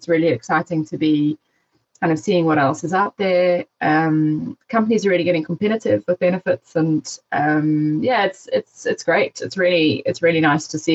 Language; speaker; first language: English; native; English